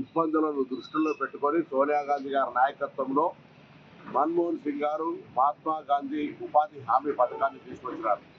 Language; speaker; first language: Telugu; native; Telugu